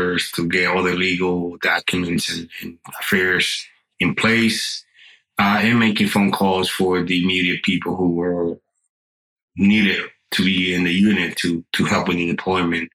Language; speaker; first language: English; non-native, fluent; Spanish